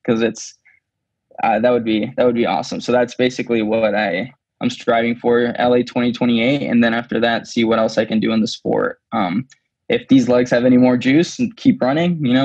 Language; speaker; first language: English; early bilingual, other home language; Spanish